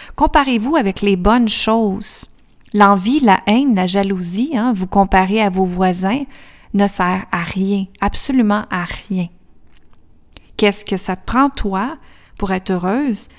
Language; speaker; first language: French; native; French